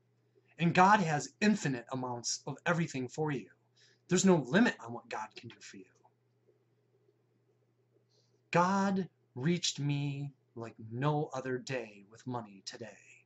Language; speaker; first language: English; native; English